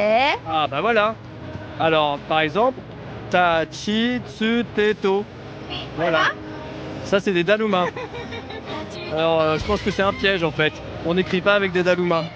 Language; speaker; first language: French; native; French